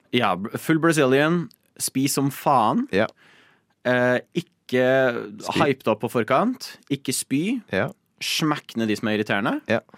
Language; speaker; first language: Norwegian; native; Norwegian